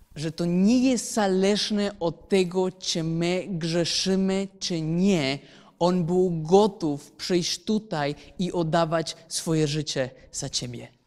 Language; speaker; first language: Polish; non-native, fluent; Spanish